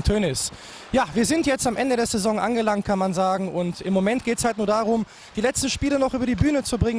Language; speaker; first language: German; native; German